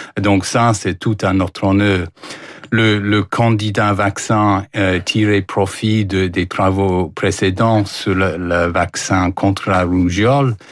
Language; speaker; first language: French; non-native, fluent; English